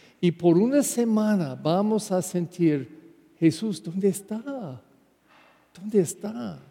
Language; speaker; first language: Spanish; non-native, fluent; English